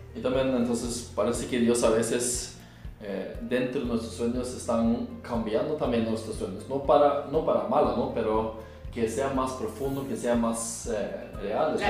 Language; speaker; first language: Spanish; non-native, learner; Norwegian